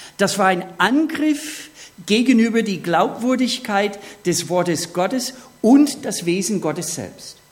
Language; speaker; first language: German; non-native, fluent; English